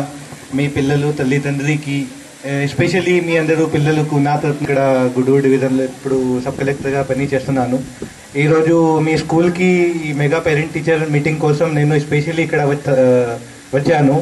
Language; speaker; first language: Telugu; non-native, learner; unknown